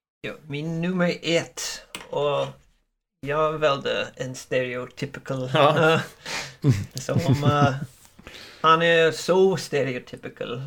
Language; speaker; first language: Swedish; non-native, learner; English